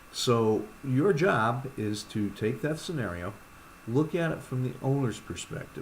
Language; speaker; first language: English; native; English